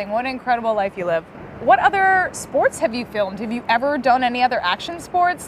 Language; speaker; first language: English; native; English